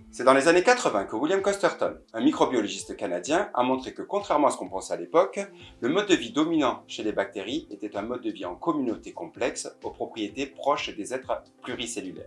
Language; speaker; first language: French; native; French